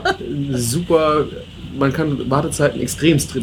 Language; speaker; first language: German; native; German